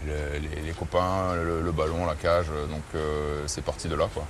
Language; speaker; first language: French; native; French